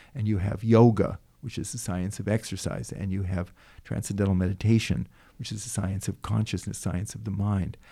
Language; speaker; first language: English; native; English